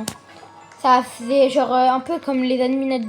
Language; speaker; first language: French; native; French